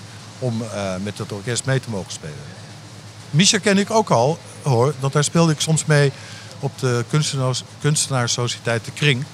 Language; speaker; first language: Dutch; native; Dutch